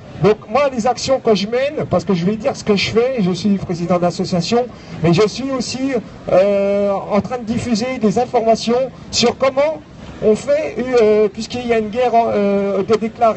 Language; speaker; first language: French; native; French